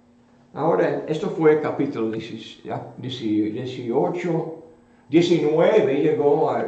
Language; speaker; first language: Spanish; non-native, fluent; English